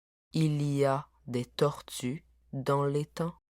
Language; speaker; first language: French; non-native, learner; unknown